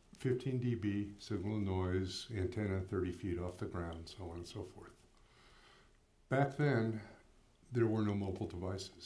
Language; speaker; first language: English; native; English